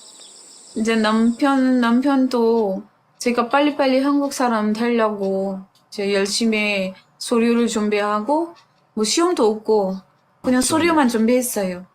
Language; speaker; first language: Korean; non-native, fluent; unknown